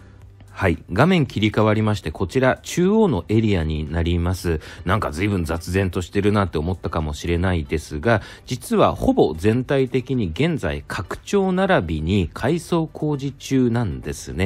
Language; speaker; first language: Japanese; native; Japanese